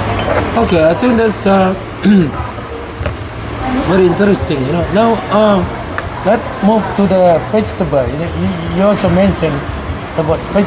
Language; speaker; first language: English; non-native, learner; Indonesian